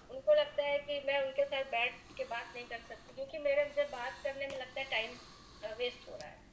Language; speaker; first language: Hindi; native; Hindi